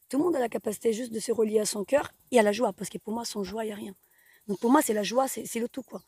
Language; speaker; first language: French; non-native, fluent; Portuguese